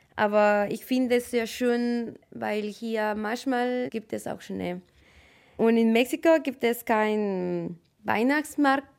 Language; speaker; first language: German; non-native, fluent; Spanish